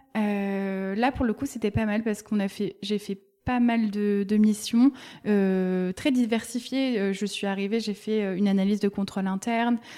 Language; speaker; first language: French; native; French